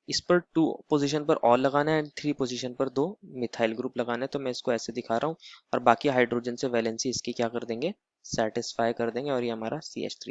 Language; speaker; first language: Hindi; native; Hindi